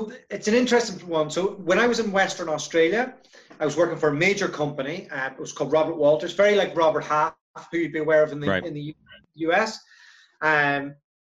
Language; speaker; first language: English; native; English